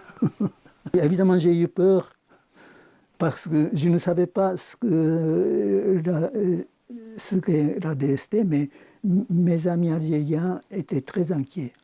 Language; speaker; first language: French; non-native, fluent; Japanese